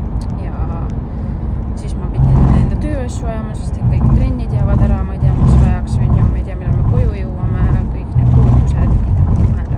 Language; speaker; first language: Estonian; native; Estonian